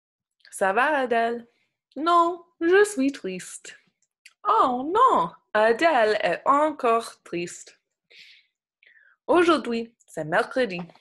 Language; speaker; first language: French; non-native, local second language; English